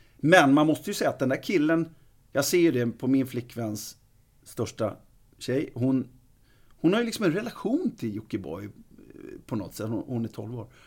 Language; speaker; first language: Swedish; native; Swedish